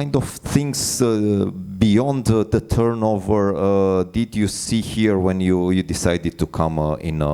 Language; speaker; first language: English; non-native, fluent; Romanian